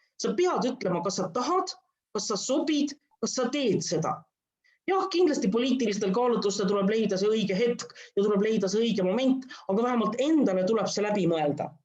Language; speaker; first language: Estonian; non-native, local second language; Russian